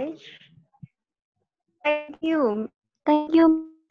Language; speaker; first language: English; non-native, learner; Indonesian